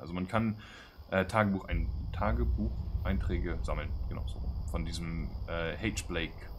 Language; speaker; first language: German; native; German